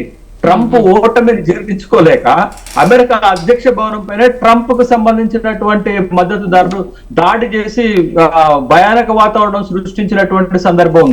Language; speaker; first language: Telugu; native; Telugu